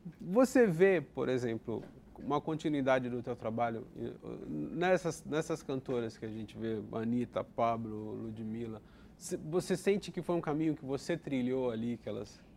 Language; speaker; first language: Portuguese; native; Portuguese